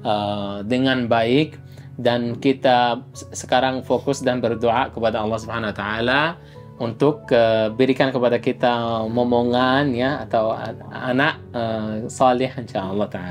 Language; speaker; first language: Indonesian; non-native, fluent; Arabic